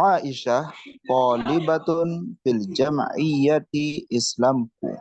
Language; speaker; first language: Arabic; non-native, learner; Indonesian